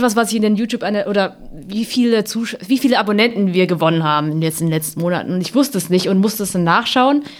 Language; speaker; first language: German; native; German